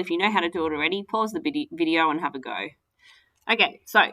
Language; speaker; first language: English; native; English